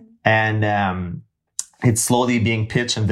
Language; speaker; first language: English; non-native, fluent; French